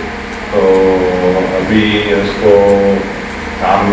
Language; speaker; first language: Hindi; early bilingual, heritage; Hindi